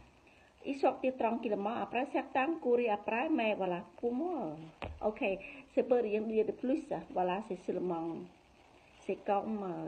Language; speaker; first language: French; non-native, learner; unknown